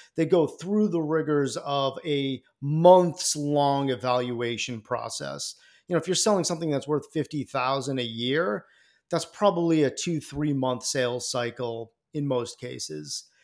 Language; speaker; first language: English; native; English